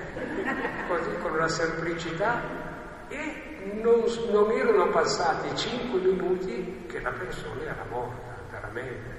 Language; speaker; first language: Italian; native; Italian